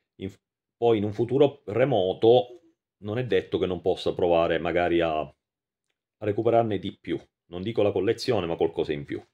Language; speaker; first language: Italian; native; Italian